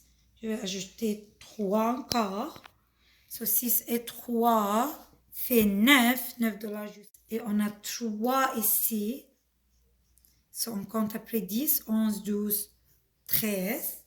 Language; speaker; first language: French; non-native, fluent; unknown